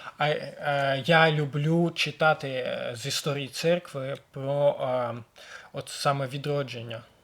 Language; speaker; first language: Ukrainian; native; Ukrainian